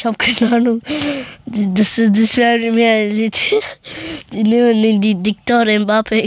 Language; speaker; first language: German; early bilingual, other home language; Persian